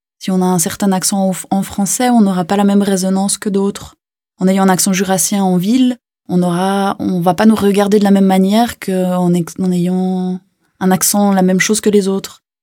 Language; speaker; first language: French; native; French